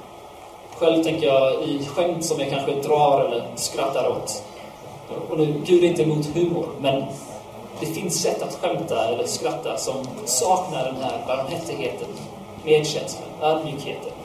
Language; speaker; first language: Swedish; non-native, fluent; English